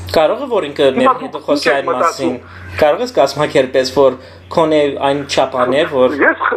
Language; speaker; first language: Armenian; early bilingual, heritage; Armenian